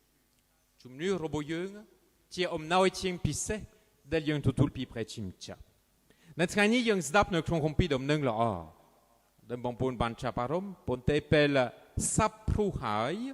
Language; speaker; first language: Khmer; non-native, fluent; French